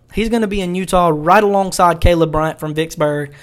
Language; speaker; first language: English; native; English